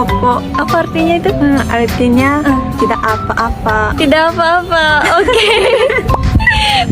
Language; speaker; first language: Indonesian; non-native, fluent; Japanese